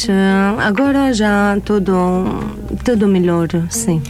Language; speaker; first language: Portuguese; non-native, learner; Arabic